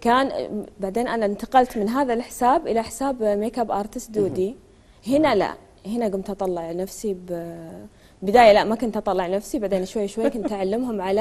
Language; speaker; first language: Arabic; native; Arabic